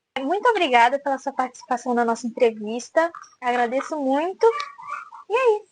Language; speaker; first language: Portuguese; native; Portuguese